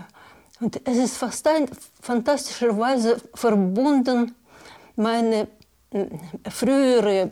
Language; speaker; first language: German; non-native, learner; Russian